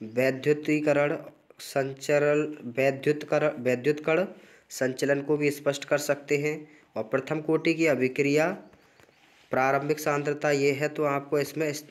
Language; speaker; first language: Hindi; native; Hindi